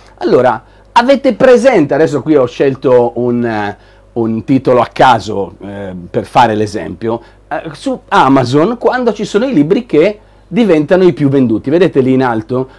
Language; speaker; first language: Italian; native; Italian